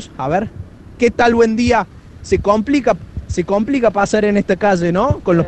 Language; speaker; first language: Spanish; native; Spanish